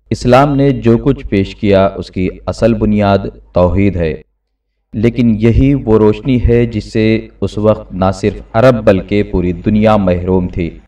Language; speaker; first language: Urdu; native; Urdu